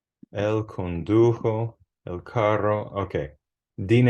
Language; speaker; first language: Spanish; non-native, fluent; English